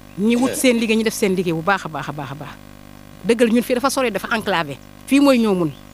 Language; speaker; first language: Wolof; non-native, local second language; Jola-Fonyi